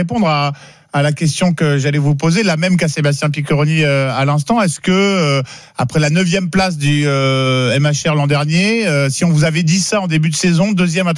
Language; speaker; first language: French; native; French